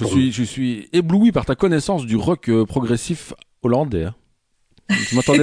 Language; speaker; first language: French; native; French